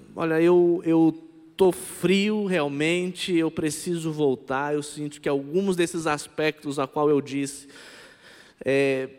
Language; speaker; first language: Portuguese; non-native, local second language; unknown